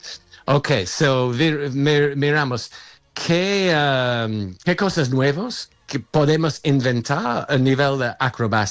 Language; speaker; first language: Spanish; non-native, fluent; English